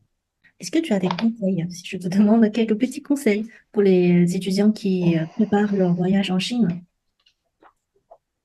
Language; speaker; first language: French; non-native, fluent; Chinese